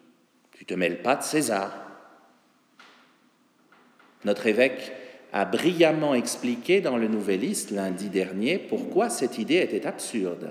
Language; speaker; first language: French; native; French